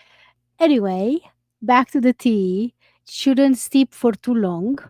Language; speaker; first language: English; non-native, fluent; Romanian